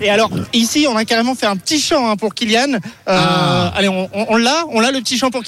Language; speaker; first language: French; native; French